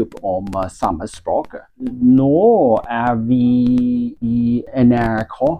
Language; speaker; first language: Norwegian; non-native, learner; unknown